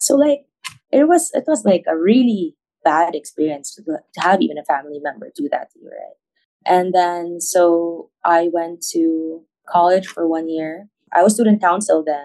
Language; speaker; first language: English; non-native, local second language; Filipino